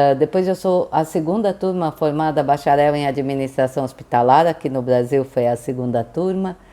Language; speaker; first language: Portuguese; early bilingual, other home language; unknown